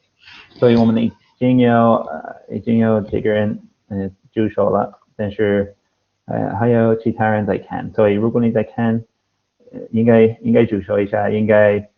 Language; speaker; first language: Chinese; non-native, fluent; English